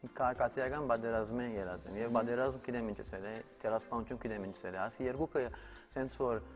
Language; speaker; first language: Armenian; early bilingual, heritage; Armenian